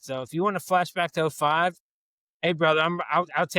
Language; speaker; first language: English; native; English